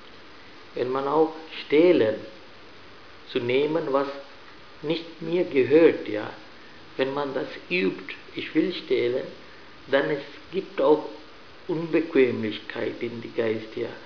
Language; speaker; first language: German; non-native, fluent; Sinhala